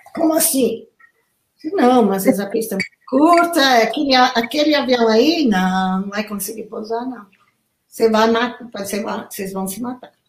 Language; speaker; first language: Portuguese; non-native, fluent; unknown